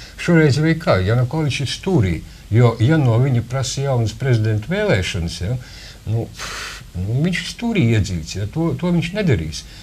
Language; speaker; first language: Latvian; native; Latvian